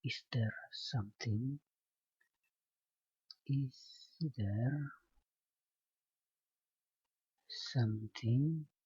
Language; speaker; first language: English; non-native, fluent; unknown